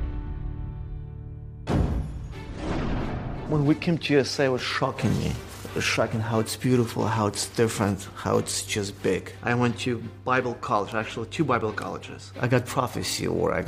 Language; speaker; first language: English; non-native, fluent; Russian